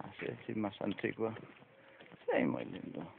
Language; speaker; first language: Spanish; non-native, learner; English